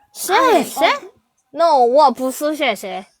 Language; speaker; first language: Chinese; non-native, learner; Korean